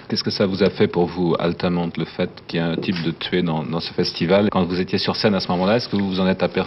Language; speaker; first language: French; native; French